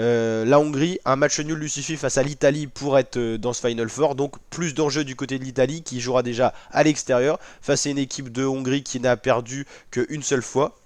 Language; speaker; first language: French; native; French